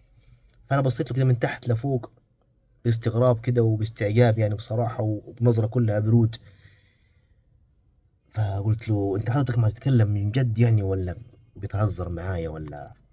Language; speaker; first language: Arabic; native; Arabic